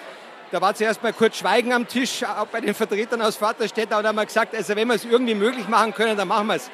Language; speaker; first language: German; native; German